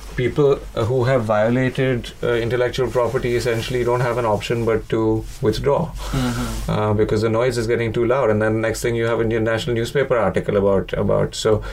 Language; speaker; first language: English; non-native, local second language; Hindi